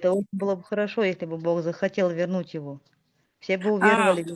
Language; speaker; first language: Russian; native; Russian